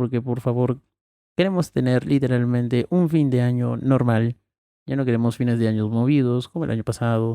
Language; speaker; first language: Spanish; native; Spanish